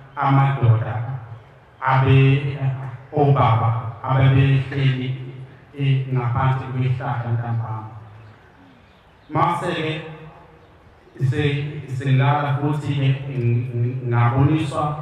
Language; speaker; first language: Zulu; native; Zulu